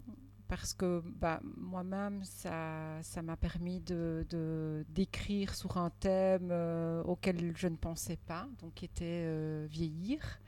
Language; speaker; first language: French; native; French